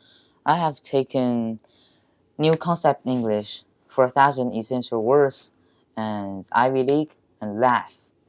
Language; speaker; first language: English; non-native, learner; Chinese